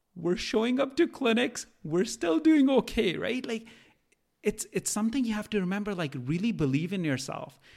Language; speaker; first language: English; non-native, local second language; Punjabi